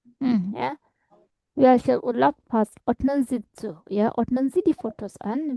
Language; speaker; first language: German; non-native, fluent; Indonesian